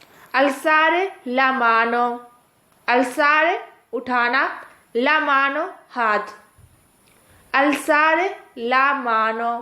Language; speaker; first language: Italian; non-native, fluent; Urdu